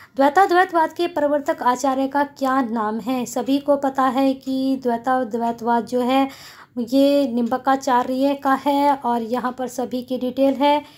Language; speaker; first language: Hindi; native; Hindi